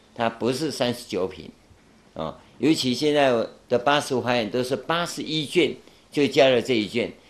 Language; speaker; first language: Chinese; non-native, local second language; Min Nan Chinese